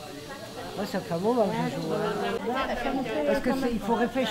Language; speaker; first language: French; native; French